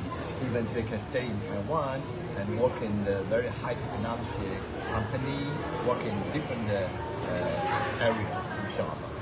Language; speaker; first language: English; non-native, fluent; Chinese